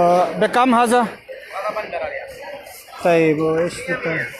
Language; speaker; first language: Arabic; non-native, learner; Urdu